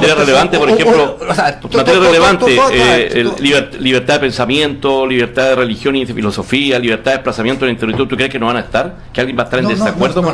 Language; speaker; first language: Spanish; native; Spanish